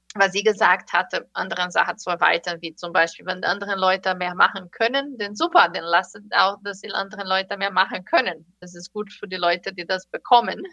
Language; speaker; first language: German; non-native, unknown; Portuguese